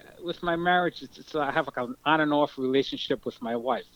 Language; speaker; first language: English; native; English